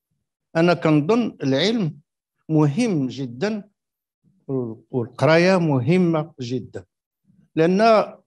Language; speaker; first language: Arabic; native; Arabic